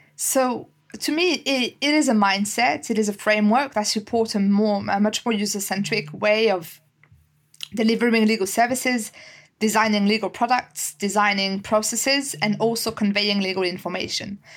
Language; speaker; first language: English; non-native, fluent; French